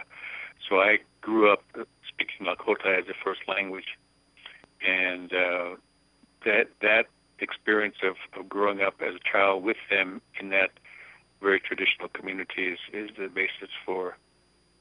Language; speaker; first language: English; early bilingual, other home language; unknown